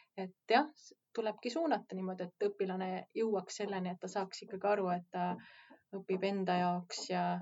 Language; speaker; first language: Estonian; native; Estonian